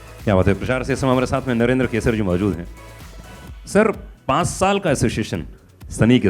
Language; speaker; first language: Hindi; native; Hindi